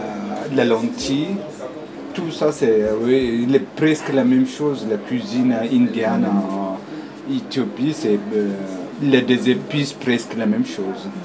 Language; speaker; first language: French; non-native, learner; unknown